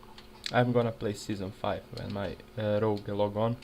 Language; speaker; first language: English; non-native, fluent; Serbian